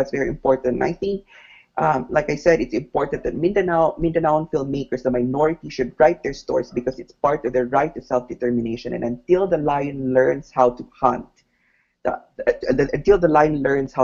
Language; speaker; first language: English; non-native, local second language; Cebuano